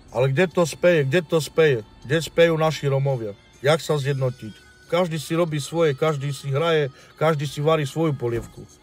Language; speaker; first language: Slovak; non-native, local second language; Romany